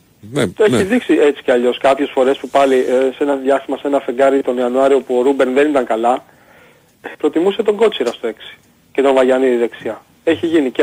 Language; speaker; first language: Greek; native; Greek